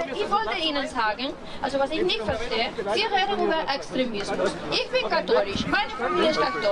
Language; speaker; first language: German; non-native, learner; Spanish